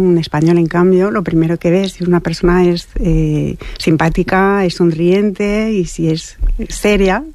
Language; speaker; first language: Spanish; non-native, fluent; French